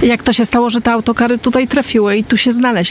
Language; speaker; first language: Polish; native; Polish